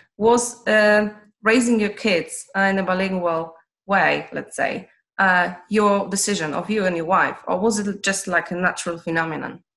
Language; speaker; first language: English; non-native, fluent; Polish